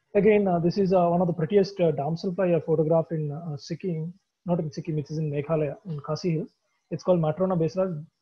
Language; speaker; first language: English; non-native, local second language; Malayalam